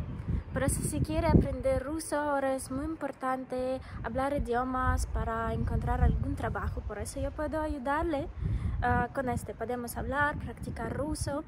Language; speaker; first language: Spanish; non-native, fluent; Russian